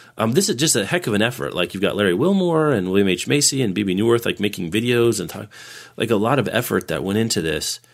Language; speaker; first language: English; native; English